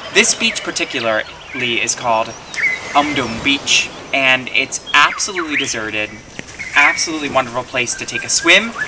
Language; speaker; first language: English; native; English